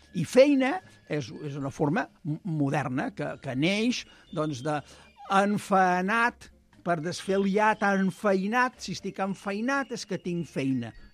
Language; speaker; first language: Catalan; native; Catalan